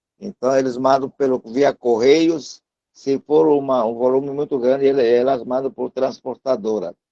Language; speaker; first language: Portuguese; non-native, local second language; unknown